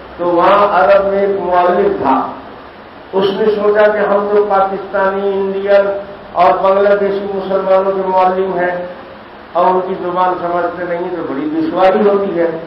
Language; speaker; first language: Urdu; native; Urdu